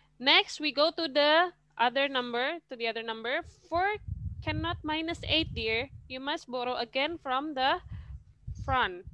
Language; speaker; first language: English; non-native, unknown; Indonesian